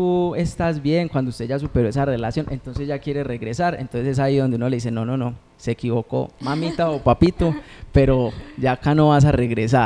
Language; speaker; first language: Spanish; native; Spanish